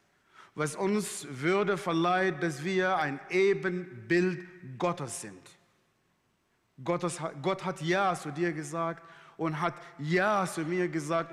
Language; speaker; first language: German; non-native, fluent; Arabic